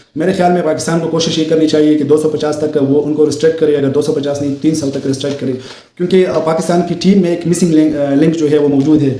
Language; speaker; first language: Urdu; native; Urdu